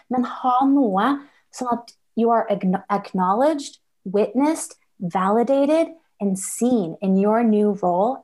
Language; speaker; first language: English; early bilingual, other home language; Norwegian